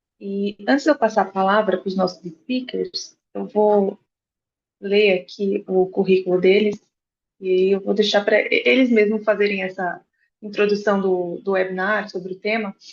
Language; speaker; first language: Portuguese; native; Portuguese